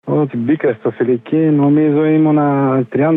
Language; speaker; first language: Greek; non-native, learner; Bulgarian